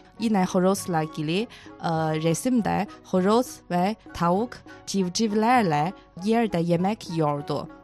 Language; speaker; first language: Turkish; non-native, fluent; Chinese